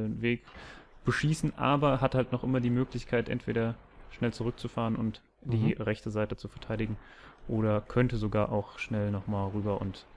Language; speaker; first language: German; native; German